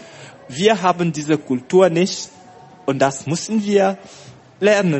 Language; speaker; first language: German; non-native, fluent; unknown